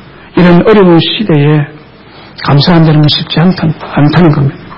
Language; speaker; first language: Korean; native; Korean